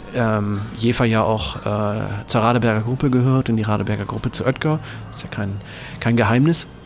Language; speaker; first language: German; native; German